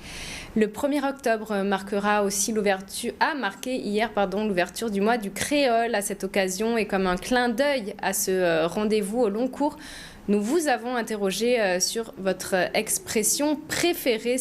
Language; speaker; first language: French; native; French